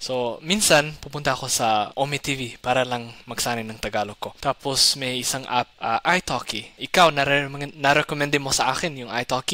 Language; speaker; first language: Filipino; non-native, fluent; Somali